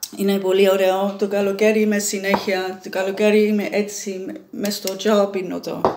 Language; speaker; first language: Greek; early bilingual, heritage; Greek